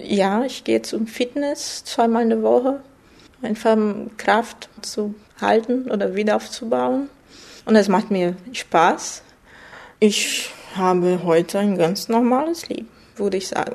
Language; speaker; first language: German; non-native, fluent; Portuguese